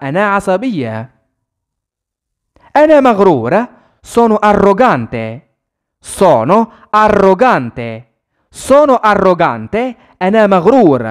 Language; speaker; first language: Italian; non-native, fluent; Arabic